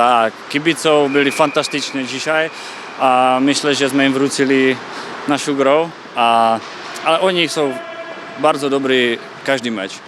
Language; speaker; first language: Polish; non-native, learner; Czech